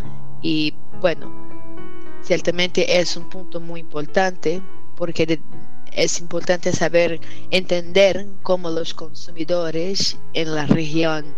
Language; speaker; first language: Spanish; non-native, fluent; Portuguese